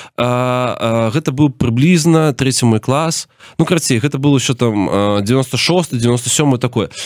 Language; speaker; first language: Belarusian; non-native, local second language; Russian